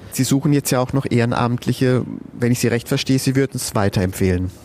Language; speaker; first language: German; native; German